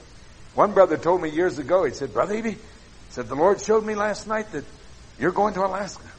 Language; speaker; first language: English; native; English